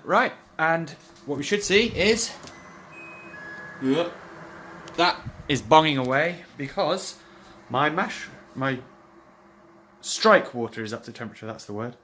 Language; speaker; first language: English; native; English